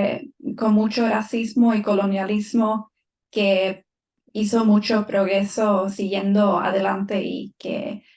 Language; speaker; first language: Spanish; non-native, fluent; Swedish